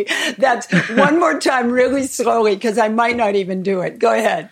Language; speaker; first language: English; native; English